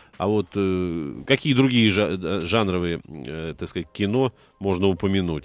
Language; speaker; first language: Russian; native; Russian